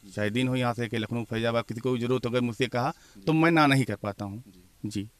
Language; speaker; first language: Hindi; native; Hindi